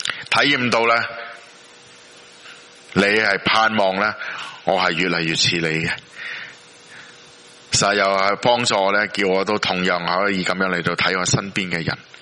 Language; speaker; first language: Cantonese; native; Cantonese